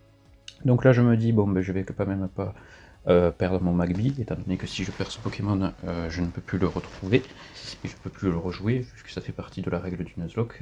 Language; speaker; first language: French; native; French